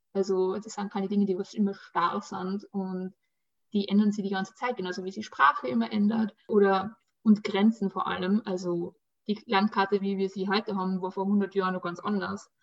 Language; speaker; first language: German; early bilingual, other home language; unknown